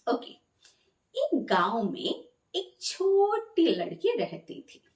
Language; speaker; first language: Hindi; non-native, local second language; Malayalam